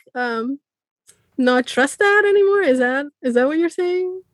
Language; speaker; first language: English; non-native, fluent; Persian